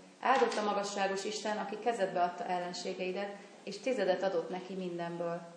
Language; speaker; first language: Hungarian; native; Hungarian